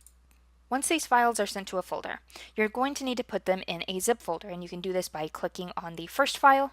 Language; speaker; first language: English; native; English